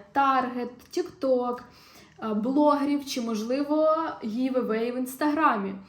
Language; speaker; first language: Ukrainian; non-native, local second language; Russian